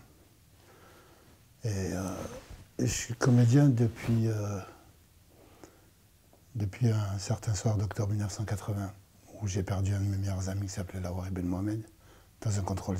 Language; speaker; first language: French; native; French